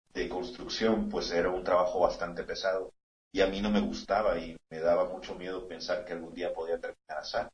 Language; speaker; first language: Spanish; native; Spanish